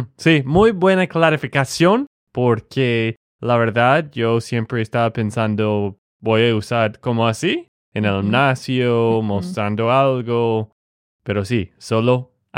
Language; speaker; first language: Spanish; non-native, fluent; English